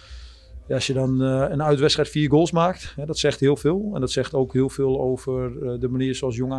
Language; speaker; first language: Dutch; native; Dutch